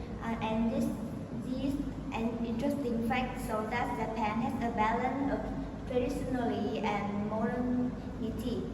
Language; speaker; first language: English; non-native, learner; Vietnamese